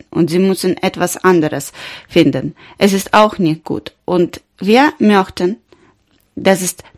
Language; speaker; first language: German; non-native, learner; Ukrainian